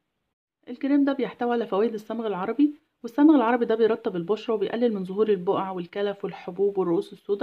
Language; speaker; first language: Arabic; native; Arabic